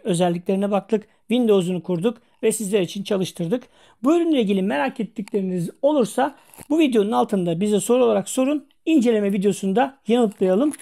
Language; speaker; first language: Turkish; native; Turkish